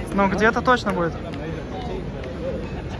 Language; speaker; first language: Russian; native; Russian